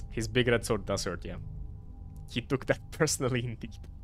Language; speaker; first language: English; non-native, fluent; Croatian